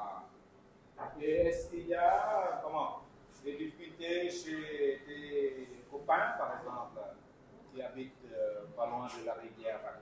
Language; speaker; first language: French; non-native, fluent; Vietnamese